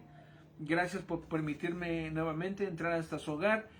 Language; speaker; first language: Spanish; native; Spanish